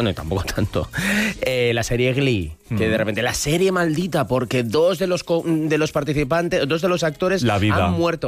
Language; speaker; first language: Spanish; native; Spanish